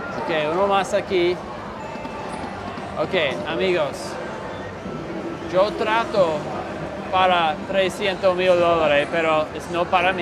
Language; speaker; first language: Spanish; non-native, learner; English